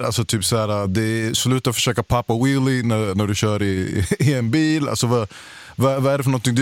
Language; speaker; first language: Swedish; native; Swedish